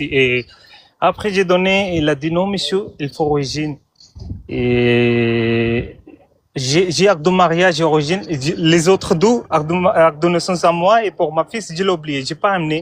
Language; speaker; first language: French; non-native, learner; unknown